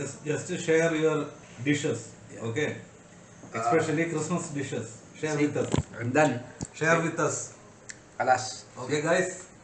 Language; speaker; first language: English; non-native, learner; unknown